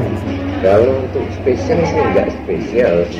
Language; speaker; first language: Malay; non-native, local second language; Achinese